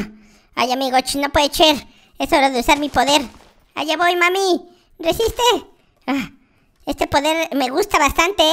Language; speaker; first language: Spanish; native; Spanish